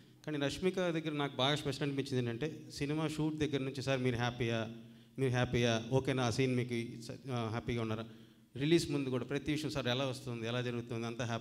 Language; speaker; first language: Telugu; native; Telugu